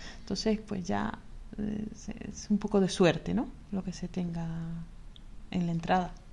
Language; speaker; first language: Spanish; native; Spanish